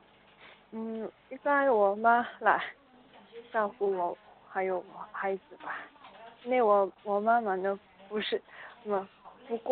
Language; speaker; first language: Chinese; non-native, learner; Korean